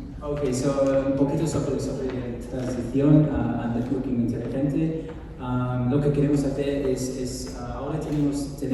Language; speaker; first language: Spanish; non-native, fluent; English